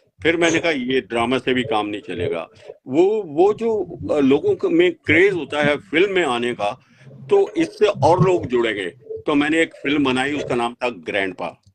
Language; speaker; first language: Hindi; native; Hindi